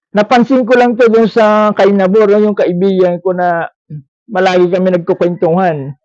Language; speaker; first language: Filipino; non-native, local second language; Cebuano